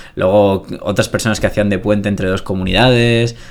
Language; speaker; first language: Spanish; native; Spanish